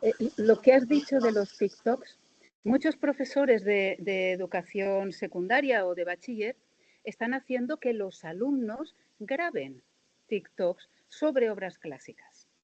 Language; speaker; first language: Spanish; native; Spanish